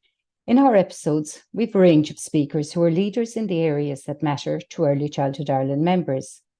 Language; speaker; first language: English; native; English